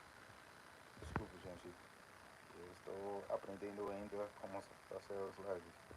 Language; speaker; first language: Portuguese; non-native, fluent; English